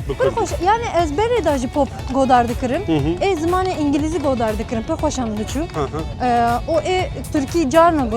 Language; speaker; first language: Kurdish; non-native, local second language; Turkish